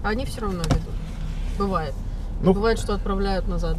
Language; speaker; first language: Russian; native; Russian